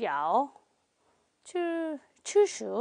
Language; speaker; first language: Chinese; non-native, fluent; Korean